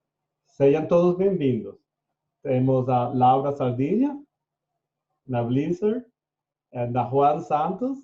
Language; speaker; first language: Portuguese; non-native, fluent; Spanish